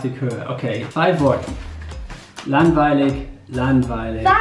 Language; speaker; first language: German; non-native, learner; English